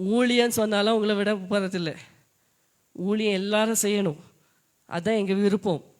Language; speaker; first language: Tamil; native; Tamil